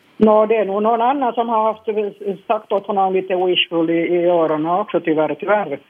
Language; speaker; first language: Swedish; native; Swedish